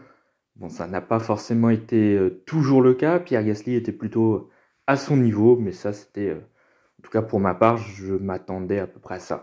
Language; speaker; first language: French; native; French